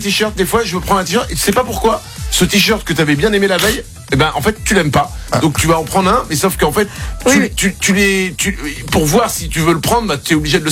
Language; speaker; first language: French; native; French